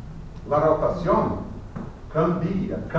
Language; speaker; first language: Spanish; non-native, fluent; Portuguese